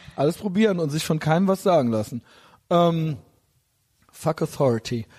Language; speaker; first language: German; native; German